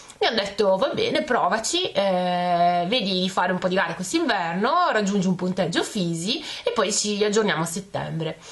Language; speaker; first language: Italian; native; Italian